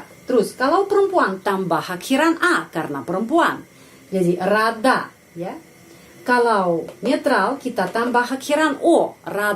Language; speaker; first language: Indonesian; non-native, fluent; Russian